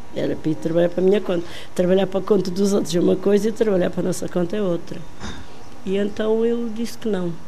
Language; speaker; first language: Portuguese; non-native, local second language; Kabuverdianu